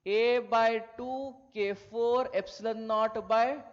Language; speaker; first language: English; non-native, local second language; Marathi